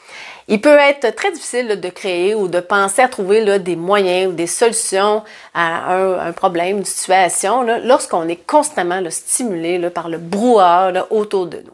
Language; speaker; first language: French; native; French